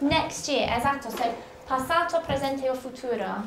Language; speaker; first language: Italian; non-native, fluent; English